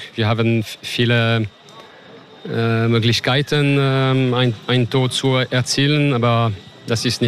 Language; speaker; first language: German; non-native, learner; French